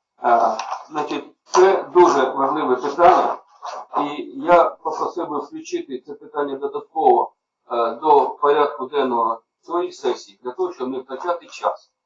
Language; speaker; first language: Ukrainian; native; Ukrainian